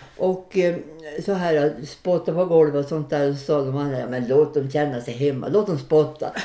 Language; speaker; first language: Swedish; native; Swedish